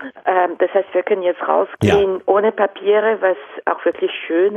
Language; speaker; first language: German; non-native, fluent; Japanese